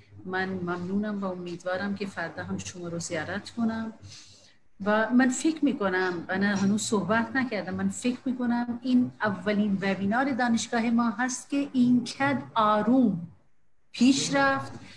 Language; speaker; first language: Persian; native; Persian